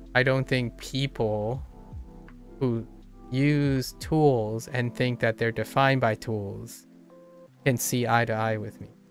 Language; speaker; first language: English; native; English